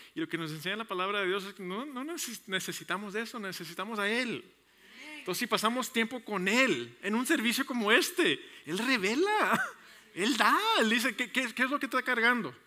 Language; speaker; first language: Spanish; early bilingual, heritage; Spanish